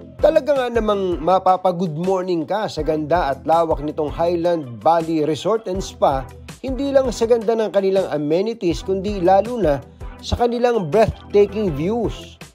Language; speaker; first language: Filipino; native; Filipino